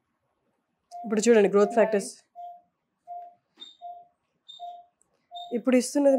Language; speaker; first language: Telugu; native; Telugu